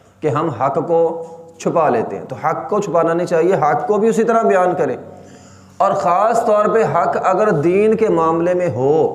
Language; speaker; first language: Urdu; native; Urdu